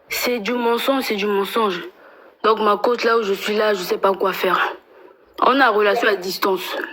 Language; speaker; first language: French; non-native, local second language; Lingala